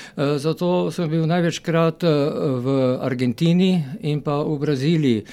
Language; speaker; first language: Slovenian; native; Slovenian